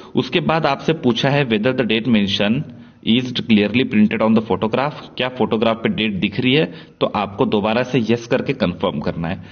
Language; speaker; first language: Hindi; non-native, local second language; Marathi